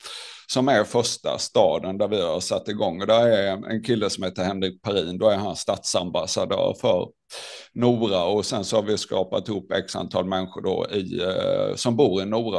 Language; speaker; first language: Swedish; native; Swedish